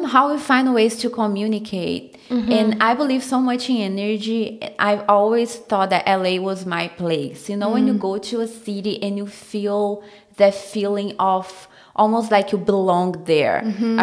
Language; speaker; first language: English; non-native, fluent; Portuguese